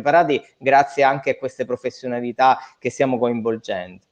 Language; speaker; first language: Italian; native; Italian